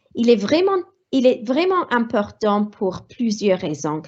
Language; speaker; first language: French; non-native, fluent; English